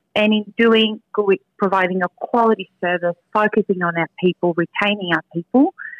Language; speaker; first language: English; early bilingual, other home language; Spanish